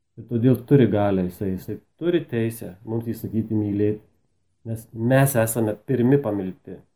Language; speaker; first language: Lithuanian; native; Lithuanian